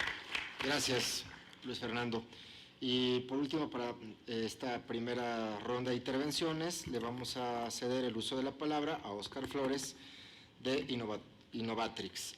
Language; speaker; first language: Spanish; native; Spanish